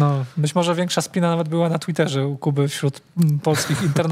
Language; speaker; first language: Polish; native; Polish